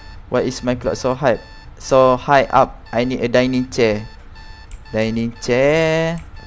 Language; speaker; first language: English; non-native, local second language; Malay